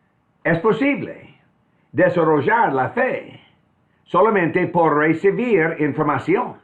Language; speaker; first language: Spanish; non-native, fluent; English